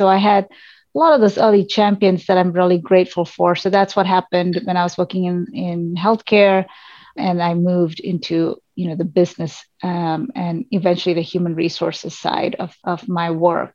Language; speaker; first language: English; non-native, local second language; Tamil